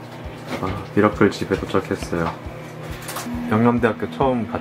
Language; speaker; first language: Korean; native; Korean